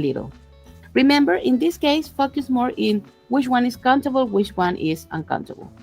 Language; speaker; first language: English; non-native, fluent; Spanish